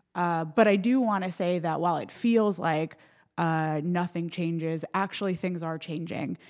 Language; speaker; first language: English; native; English